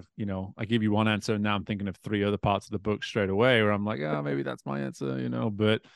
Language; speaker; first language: English; native; English